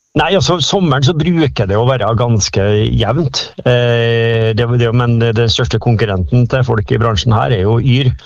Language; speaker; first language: Norwegian; native; Norwegian